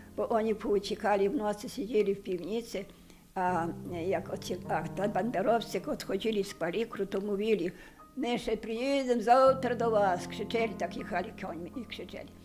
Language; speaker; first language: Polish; non-native, local second language; Ukrainian